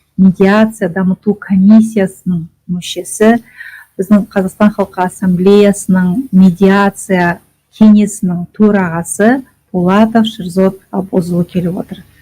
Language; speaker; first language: Kazakh; native; Kazakh